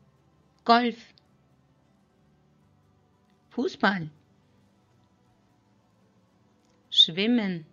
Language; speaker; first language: German; non-native, fluent; Turkish